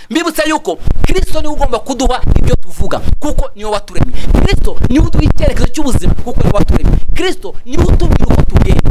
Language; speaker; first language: Kinyarwanda; native; Kinyarwanda